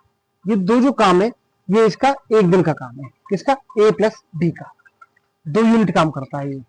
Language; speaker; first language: Hindi; native; Hindi